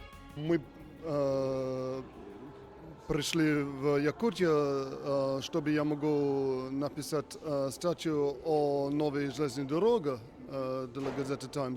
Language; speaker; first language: Russian; non-native, learner; English